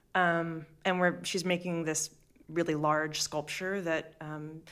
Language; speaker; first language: English; native; English